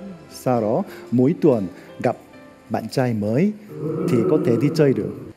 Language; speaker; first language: Vietnamese; non-native, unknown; Korean